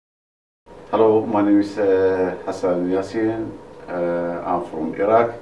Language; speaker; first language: English; non-native, learner; Arabic